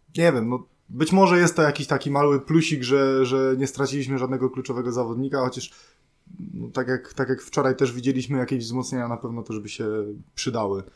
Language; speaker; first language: Polish; native; Polish